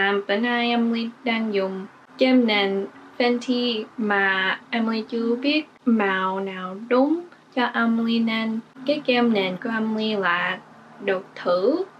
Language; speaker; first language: Vietnamese; early bilingual, heritage; English